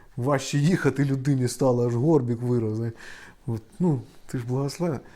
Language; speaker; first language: Ukrainian; non-native, local second language; Russian